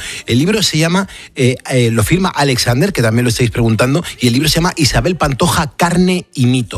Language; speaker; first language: Spanish; native; Spanish